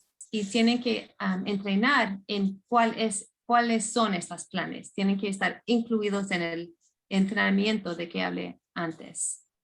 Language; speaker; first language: Spanish; non-native, fluent; English